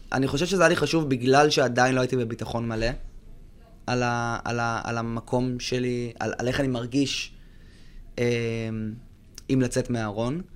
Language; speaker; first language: Hebrew; native; Hebrew